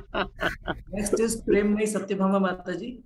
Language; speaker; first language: Hindi; native; Hindi